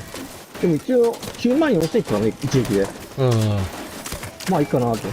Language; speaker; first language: Japanese; native; Japanese